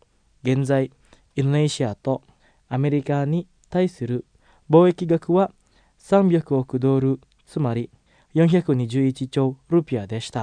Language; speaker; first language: Japanese; non-native, fluent; Indonesian